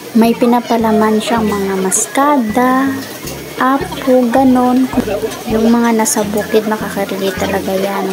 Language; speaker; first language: Filipino; non-native, local second language; Hiligaynon